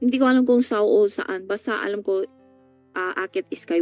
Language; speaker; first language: Filipino; non-native, learner; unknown